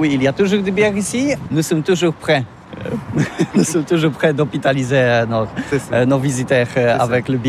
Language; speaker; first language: French; non-native, learner; Polish